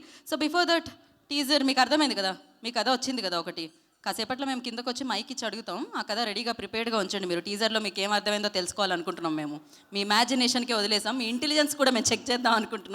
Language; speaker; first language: Telugu; native; Telugu